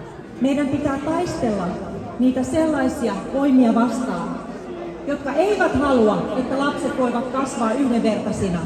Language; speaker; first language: Finnish; early bilingual, other home language; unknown